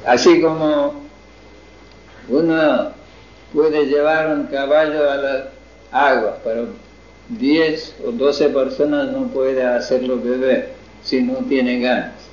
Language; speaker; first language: Spanish; non-native, fluent; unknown